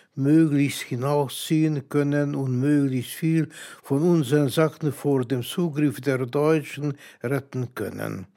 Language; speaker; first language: German; non-native, fluent; Hungarian